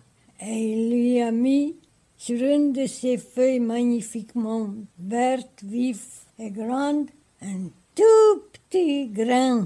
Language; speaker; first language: French; non-native, fluent; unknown